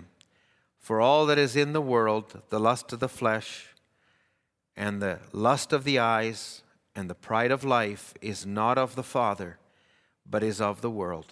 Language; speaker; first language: English; native; English